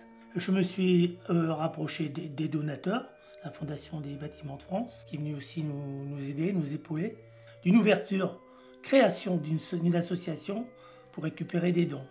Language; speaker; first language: French; native; French